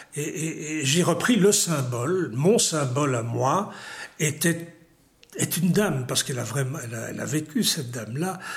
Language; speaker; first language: French; native; French